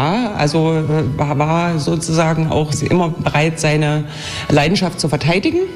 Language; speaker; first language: German; native; German